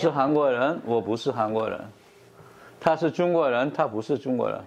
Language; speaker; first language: Chinese; non-native, fluent; Korean